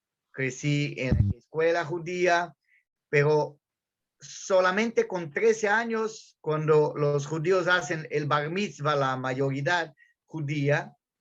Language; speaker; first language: Spanish; non-native, learner; Portuguese